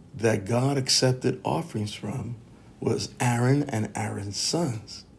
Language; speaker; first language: English; native; English